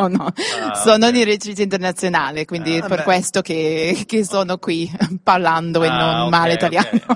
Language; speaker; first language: Italian; non-native, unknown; English